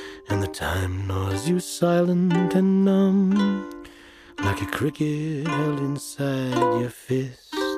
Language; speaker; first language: English; native; English